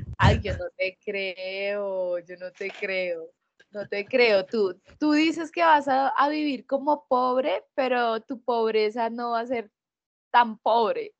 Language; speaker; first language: Spanish; native; Spanish